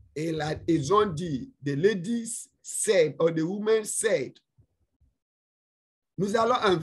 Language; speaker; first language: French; non-native, fluent; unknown